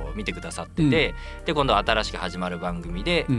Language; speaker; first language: Japanese; native; Japanese